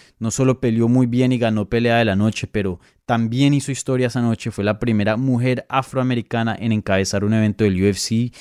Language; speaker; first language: Spanish; native; Spanish